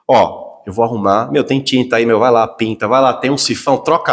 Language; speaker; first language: Portuguese; native; Portuguese